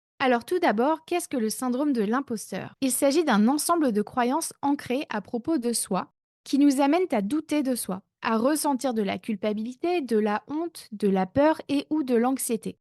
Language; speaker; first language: French; native; French